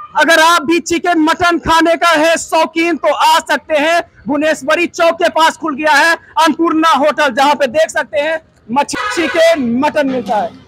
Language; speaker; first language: Hindi; native; Hindi